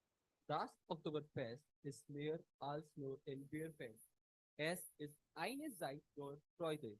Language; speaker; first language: German; non-native, learner; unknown